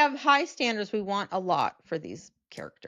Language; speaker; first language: English; native; English